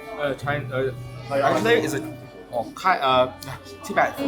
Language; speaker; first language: English; non-native, learner; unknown